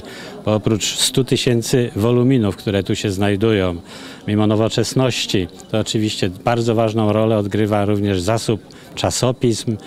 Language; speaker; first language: Polish; native; Polish